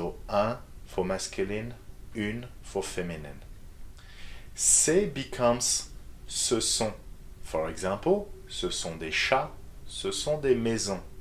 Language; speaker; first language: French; non-native, fluent; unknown